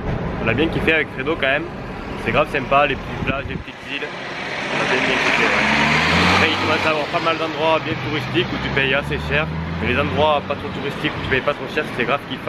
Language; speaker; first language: French; native; French